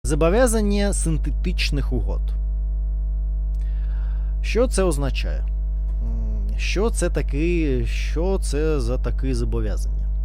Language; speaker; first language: Ukrainian; non-native, learner; Russian